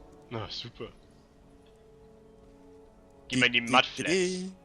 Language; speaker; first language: German; native; German